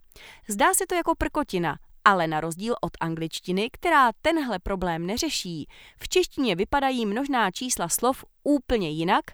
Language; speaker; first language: Czech; native; Czech